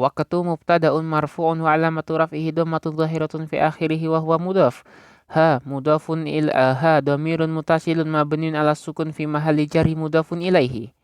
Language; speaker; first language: Arabic; non-native, fluent; Indonesian